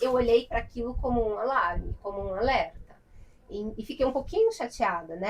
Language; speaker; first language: Portuguese; native; Portuguese